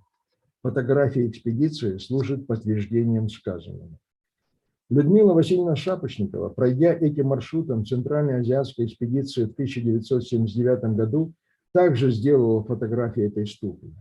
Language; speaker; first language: Russian; native; Russian